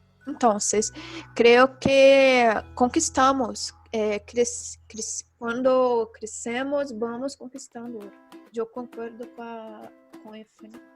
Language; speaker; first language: Spanish; non-native, learner; Portuguese